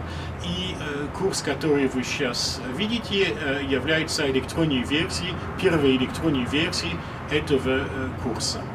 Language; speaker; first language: Russian; non-native, fluent; French